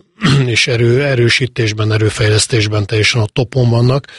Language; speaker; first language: Hungarian; native; Hungarian